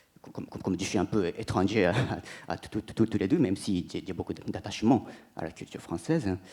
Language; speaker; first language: French; non-native, fluent; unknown